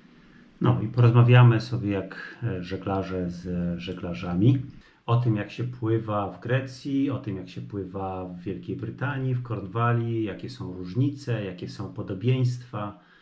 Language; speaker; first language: Polish; native; Polish